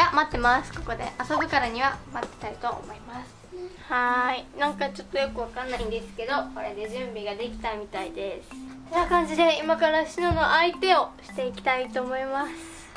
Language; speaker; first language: Japanese; native; Japanese